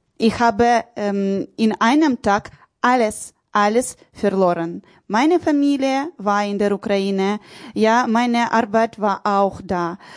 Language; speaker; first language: German; non-native, learner; Ukrainian